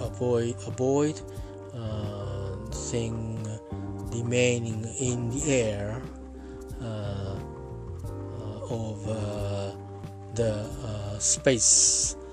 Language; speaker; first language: English; non-native, learner; Japanese